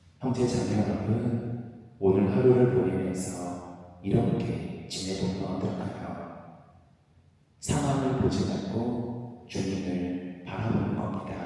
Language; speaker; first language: Korean; native; Korean